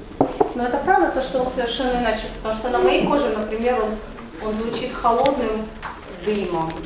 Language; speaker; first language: Russian; native; Russian